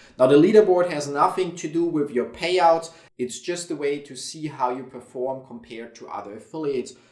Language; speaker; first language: English; non-native, fluent; German